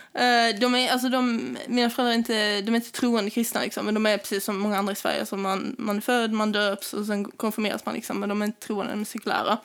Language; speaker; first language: Swedish; native; Swedish